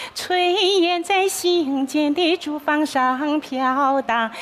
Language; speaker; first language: Chinese; native; Chinese